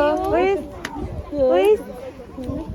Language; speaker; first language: Dutch; non-native, fluent; Tibetan